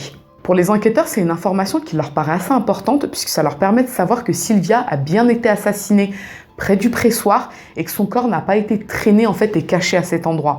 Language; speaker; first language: French; native; French